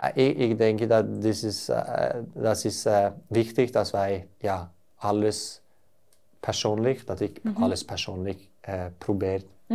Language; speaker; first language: German; non-native, learner; Norwegian